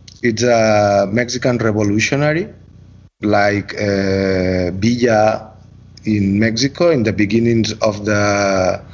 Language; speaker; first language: English; non-native, learner; Catalan